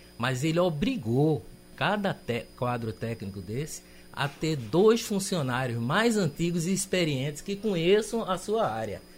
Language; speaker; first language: Portuguese; native; Portuguese